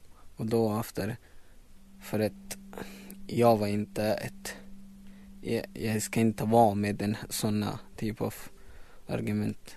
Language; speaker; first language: Swedish; non-native, learner; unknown